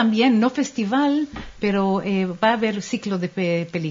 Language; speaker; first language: Spanish; non-native, fluent; Hebrew